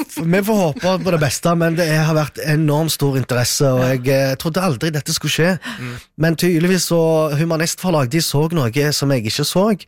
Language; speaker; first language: Norwegian; early bilingual, other home language; Arabic